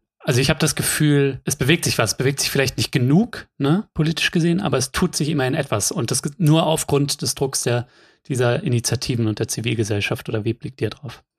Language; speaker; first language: German; native; German